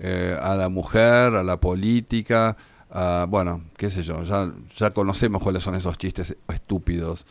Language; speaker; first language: Spanish; native; Spanish